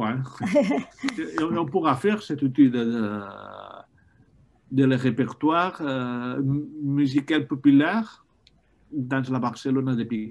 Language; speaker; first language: French; non-native, learner; Spanish